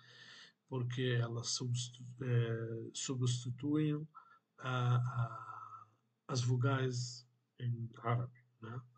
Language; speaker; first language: Portuguese; non-native, fluent; Arabic